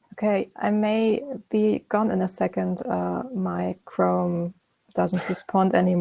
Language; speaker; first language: English; non-native, fluent; German